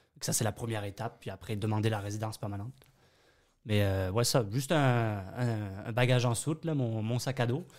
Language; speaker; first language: French; native; French